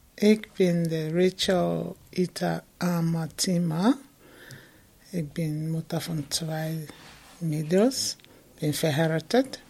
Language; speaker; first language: German; non-native, fluent; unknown